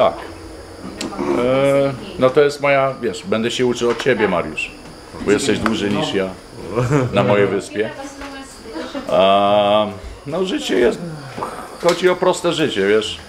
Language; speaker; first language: Polish; early bilingual, heritage; Polish